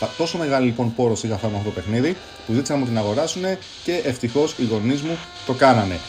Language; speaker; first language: Greek; early bilingual, other home language; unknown